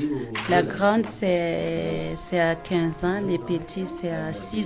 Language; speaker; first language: French; non-native, learner; Malagasy